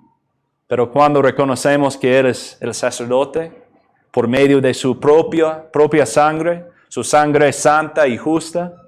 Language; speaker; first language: Spanish; non-native, fluent; English